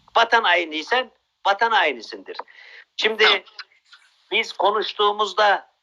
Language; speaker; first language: Turkish; native; Turkish